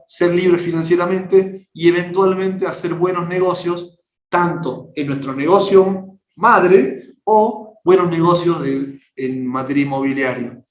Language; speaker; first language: Spanish; native; Spanish